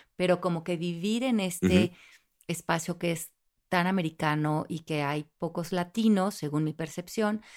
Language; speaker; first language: Spanish; native; Spanish